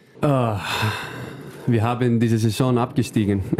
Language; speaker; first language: German; non-native, learner; Icelandic